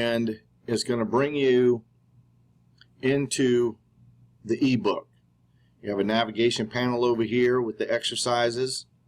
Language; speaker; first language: English; native; English